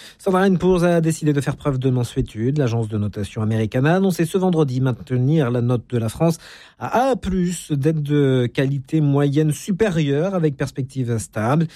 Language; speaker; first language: French; native; French